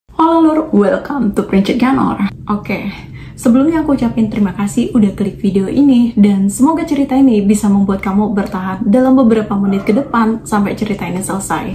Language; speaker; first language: Indonesian; native; Indonesian